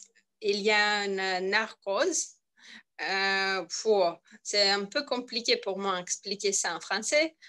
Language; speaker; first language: French; non-native, learner; Russian